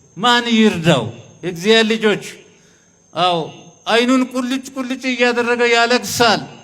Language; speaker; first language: Amharic; native; Amharic